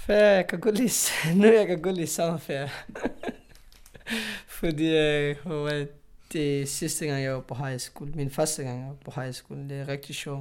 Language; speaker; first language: Danish; non-native, learner; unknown